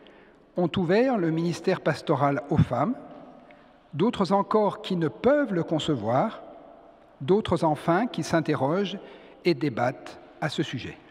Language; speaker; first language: French; native; French